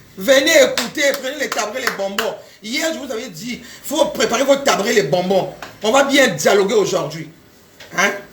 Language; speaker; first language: French; non-native, local second language; Lingala